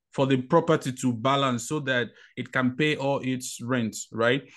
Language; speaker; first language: English; non-native, local second language; Igbo